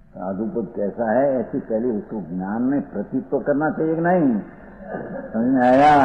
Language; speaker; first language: Hindi; non-native, local second language; Gujarati